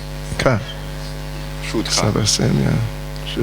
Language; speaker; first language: Russian; non-native, learner; English